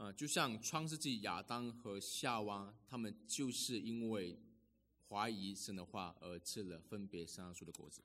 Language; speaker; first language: Chinese; native; Chinese